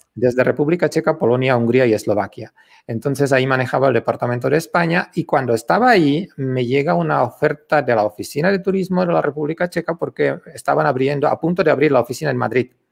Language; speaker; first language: Spanish; non-native, fluent; Czech